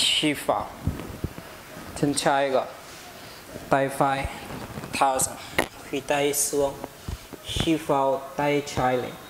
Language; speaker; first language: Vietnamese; non-native, learner; Hindi